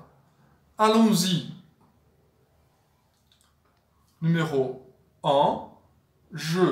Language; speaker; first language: French; non-native, fluent; Portuguese